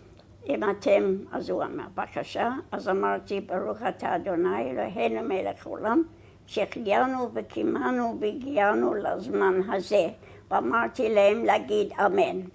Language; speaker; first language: Hebrew; non-native, fluent; English